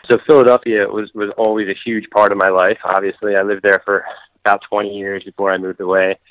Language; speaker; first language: English; native; English